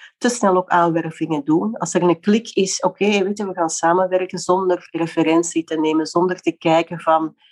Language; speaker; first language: Dutch; native; Dutch